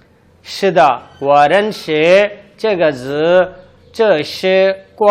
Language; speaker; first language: Chinese; non-native, learner; Urdu